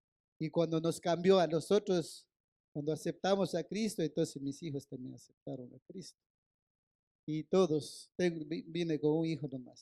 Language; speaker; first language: Spanish; non-native, local second language; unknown